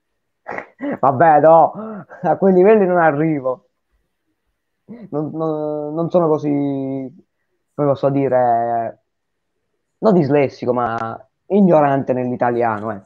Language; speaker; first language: Italian; native; Italian